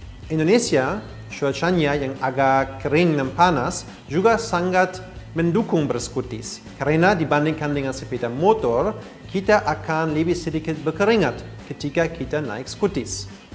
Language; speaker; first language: Indonesian; non-native, fluent; German